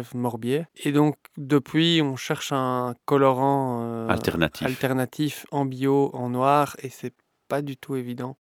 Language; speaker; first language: French; native; French